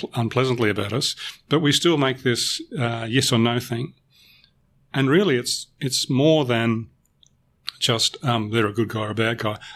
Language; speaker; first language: English; native; English